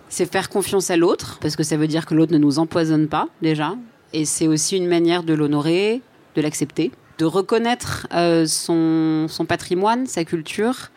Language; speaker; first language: French; native; French